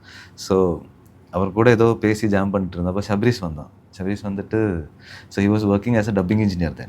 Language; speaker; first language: Tamil; early bilingual, heritage; Tamil